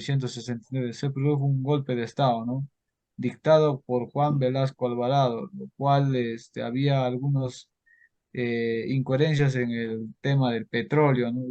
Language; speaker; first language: Spanish; native; Spanish